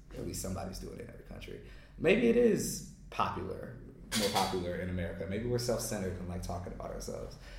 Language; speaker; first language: English; native; English